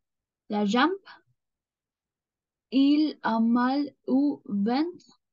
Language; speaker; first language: French; non-native, learner; Spanish